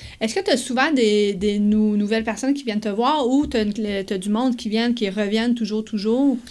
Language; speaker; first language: French; native; French